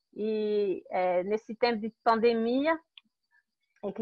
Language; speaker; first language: Portuguese; non-native, fluent; French